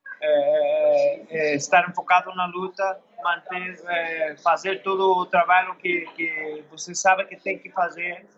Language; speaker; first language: Portuguese; non-native, learner; English